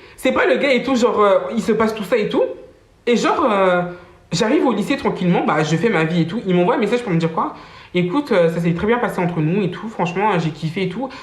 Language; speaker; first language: French; early bilingual, other home language; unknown